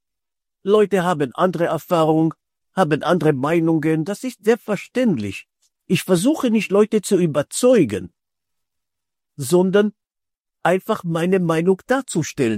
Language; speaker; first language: German; non-native, fluent; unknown